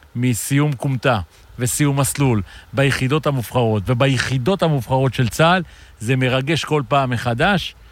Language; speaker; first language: Hebrew; native; Hebrew